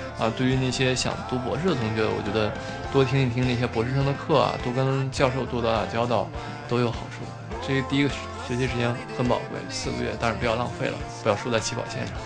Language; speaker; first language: Chinese; native; Chinese